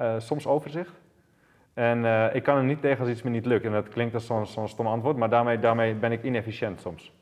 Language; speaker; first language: Dutch; native; Dutch